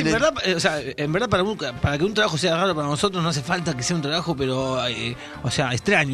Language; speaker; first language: Spanish; native; Spanish